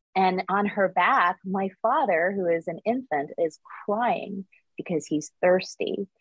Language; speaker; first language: English; early bilingual, other home language; Korean